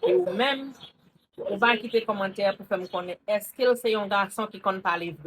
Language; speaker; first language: French; non-native, learner; Haitian Creole